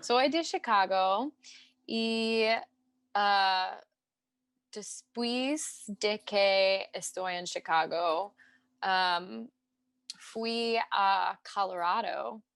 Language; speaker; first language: Spanish; non-native, learner; English